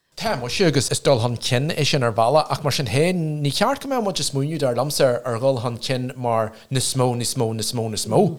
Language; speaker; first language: Irish; non-native, local second language; English